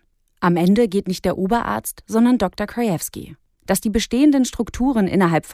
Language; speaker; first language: German; native; German